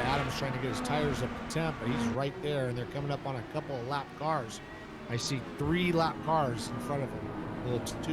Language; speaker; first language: English; native; English